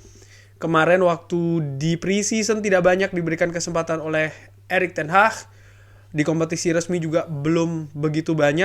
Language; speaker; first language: Indonesian; native; Indonesian